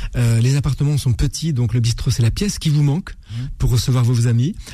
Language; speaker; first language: French; native; French